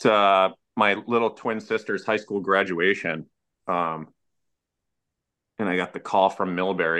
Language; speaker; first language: English; native; English